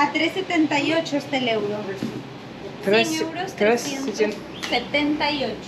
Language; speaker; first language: Spanish; native; Spanish